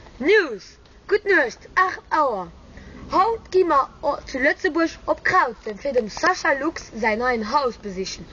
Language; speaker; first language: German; non-native, local second language; Luxembourgish